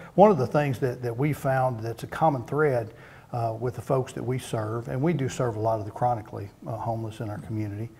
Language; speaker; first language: English; native; English